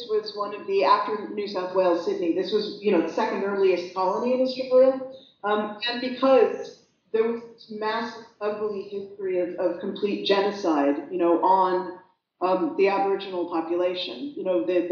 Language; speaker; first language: English; native; English